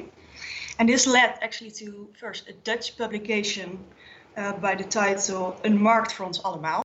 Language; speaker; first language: English; non-native, fluent; Dutch